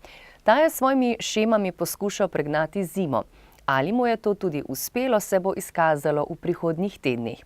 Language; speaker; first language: Slovenian; native; Slovenian